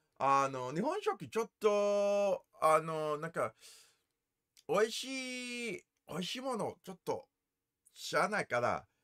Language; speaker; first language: Japanese; non-native, learner; English